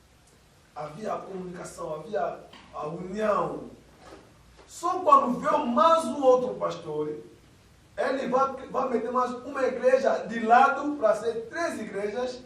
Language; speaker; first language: Portuguese; non-native, fluent; Lingala